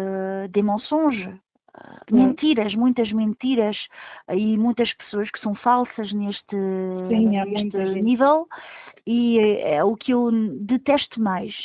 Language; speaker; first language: Portuguese; early bilingual, heritage; Portuguese